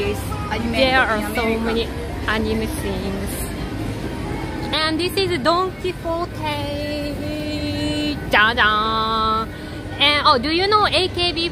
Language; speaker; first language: English; non-native, learner; Japanese